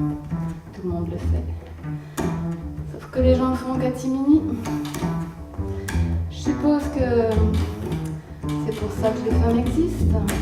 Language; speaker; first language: French; native; French